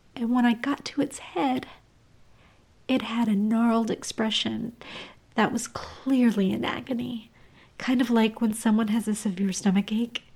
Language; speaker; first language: English; native; English